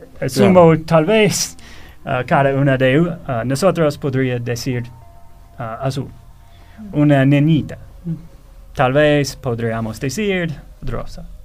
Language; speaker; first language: Spanish; non-native, fluent; English